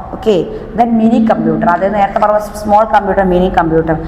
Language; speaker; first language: English; non-native, local second language; Malayalam